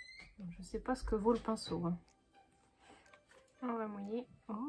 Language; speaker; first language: French; native; French